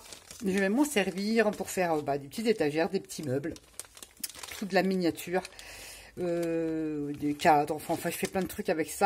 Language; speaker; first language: French; native; French